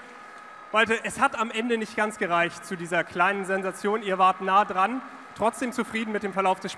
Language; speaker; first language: German; native; German